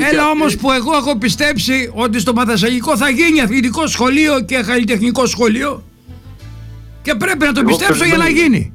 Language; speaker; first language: Greek; native; Greek